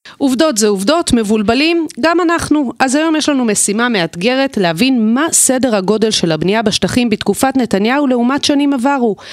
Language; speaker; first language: Hebrew; native; Hebrew